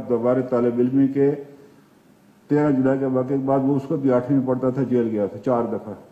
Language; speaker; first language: Urdu; non-native, local second language; Pahari-Potwari